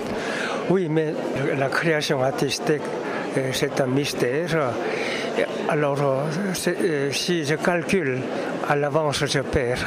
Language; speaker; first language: French; non-native, fluent; Korean